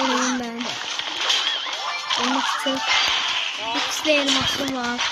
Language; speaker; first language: Turkish; non-native, learner; Azerbaijani